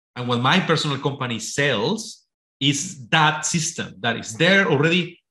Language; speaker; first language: English; non-native, fluent; Spanish